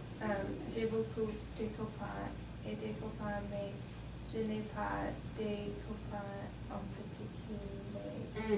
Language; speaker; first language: French; non-native, learner; English